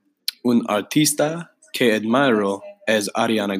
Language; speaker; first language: Spanish; non-native, learner; English